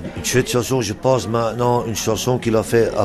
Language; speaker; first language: French; non-native, local second language; Dutch